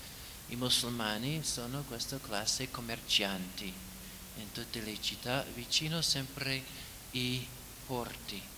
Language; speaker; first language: Italian; non-native, fluent; English